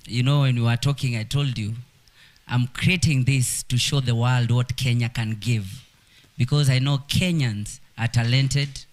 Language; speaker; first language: English; non-native, local second language; Swahili